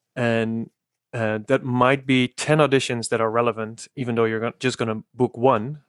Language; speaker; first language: English; non-native, fluent; Dutch